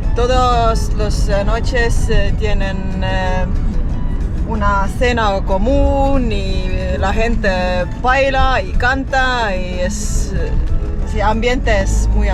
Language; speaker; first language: Spanish; non-native, fluent; Estonian